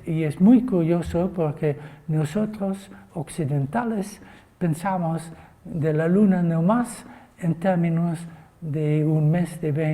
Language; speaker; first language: Spanish; non-native, fluent; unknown